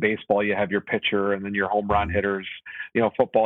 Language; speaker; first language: English; native; English